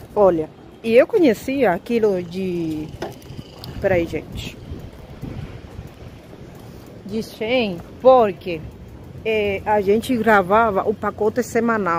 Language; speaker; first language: Portuguese; non-native, fluent; Spanish